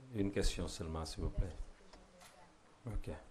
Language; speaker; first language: French; non-native, learner; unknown